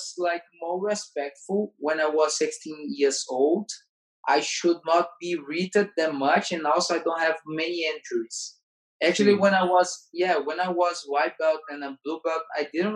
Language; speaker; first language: English; non-native, learner; Portuguese